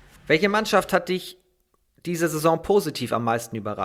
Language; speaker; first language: German; native; German